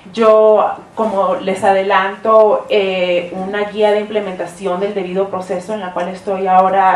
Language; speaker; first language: Spanish; early bilingual, heritage; Spanish